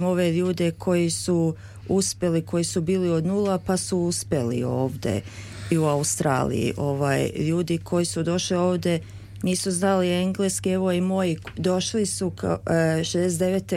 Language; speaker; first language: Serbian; early bilingual, heritage; Serbian